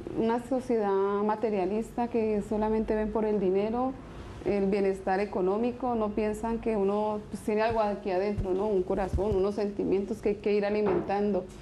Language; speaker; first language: Spanish; native; Spanish